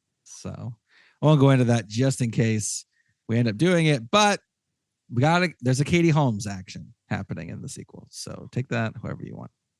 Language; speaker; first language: English; native; English